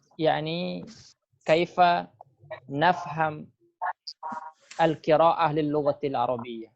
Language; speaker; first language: Arabic; non-native, fluent; Indonesian